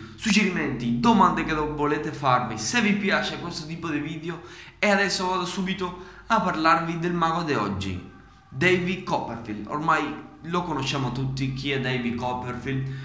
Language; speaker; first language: Italian; early bilingual, other home language; Spanish